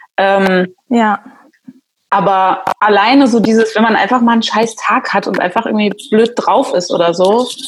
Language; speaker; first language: German; native; German